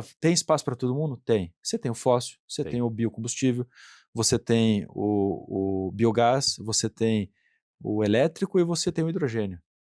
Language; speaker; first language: Portuguese; native; Portuguese